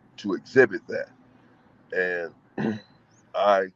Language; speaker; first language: English; native; English